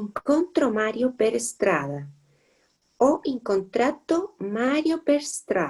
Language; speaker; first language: Italian; non-native, learner; Spanish